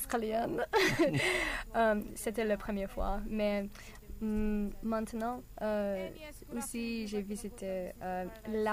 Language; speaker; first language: French; non-native, learner; English